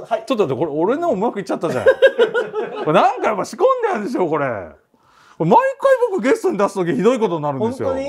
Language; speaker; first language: Japanese; native; Japanese